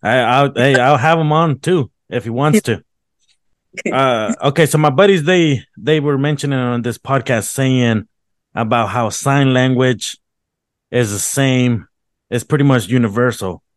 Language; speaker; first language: English; early bilingual, other home language; Spanish